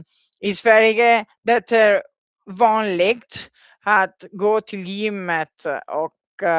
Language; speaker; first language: Swedish; non-native, learner; Italian